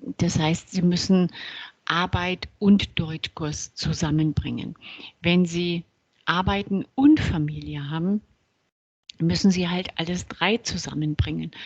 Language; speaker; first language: German; native; German